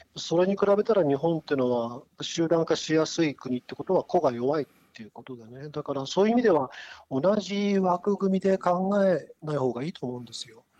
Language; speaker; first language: Japanese; native; Japanese